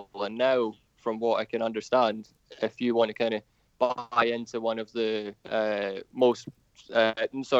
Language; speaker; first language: English; native; English